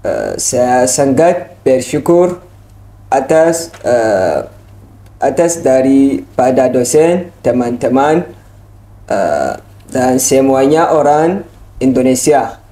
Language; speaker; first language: Indonesian; non-native, learner; Hausa